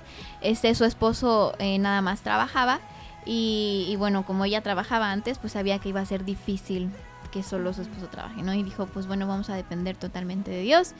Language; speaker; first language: Spanish; native; Spanish